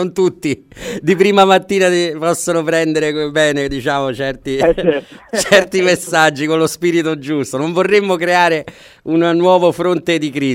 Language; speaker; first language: Italian; native; Italian